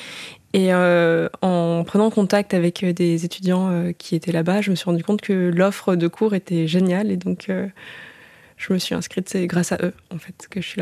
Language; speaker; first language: French; early bilingual, other home language; Indonesian